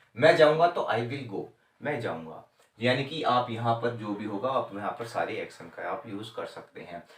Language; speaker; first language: Hindi; native; Hindi